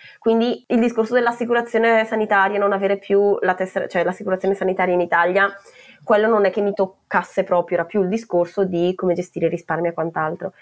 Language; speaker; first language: Italian; native; Italian